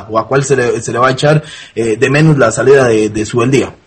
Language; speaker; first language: Spanish; native; Spanish